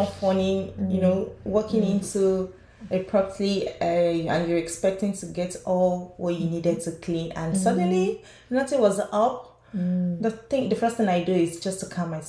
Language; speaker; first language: English; non-native, local second language; Yoruba